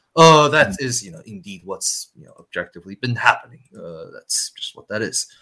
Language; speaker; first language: English; non-native, fluent; Chinese